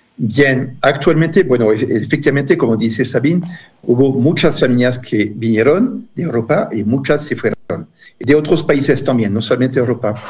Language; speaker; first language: Spanish; non-native, fluent; French